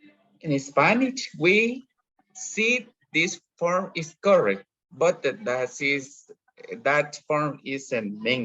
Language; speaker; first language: English; non-native, learner; Spanish